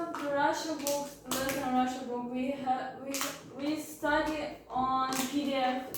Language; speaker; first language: English; non-native, learner; Turkish